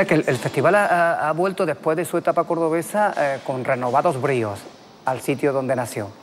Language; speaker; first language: Spanish; native; Spanish